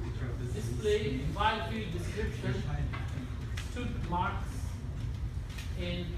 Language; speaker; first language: English; non-native, fluent; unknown